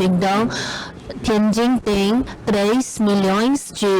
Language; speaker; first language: Portuguese; non-native, fluent; Chinese